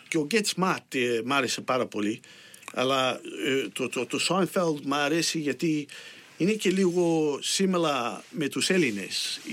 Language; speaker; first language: Greek; early bilingual, heritage; Greek